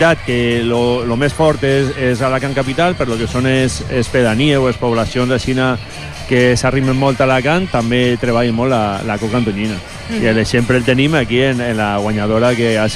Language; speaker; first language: Catalan; native; Catalan